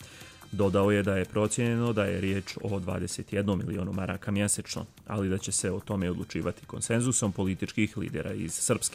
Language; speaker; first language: Croatian; native; Croatian